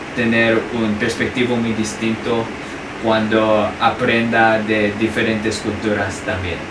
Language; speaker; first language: Spanish; non-native, fluent; English